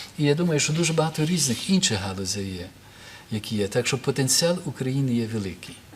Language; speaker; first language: Ukrainian; early bilingual, heritage; Ukrainian